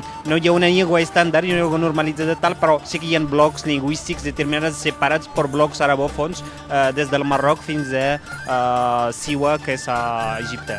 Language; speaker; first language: Catalan; non-native, fluent; Berber languages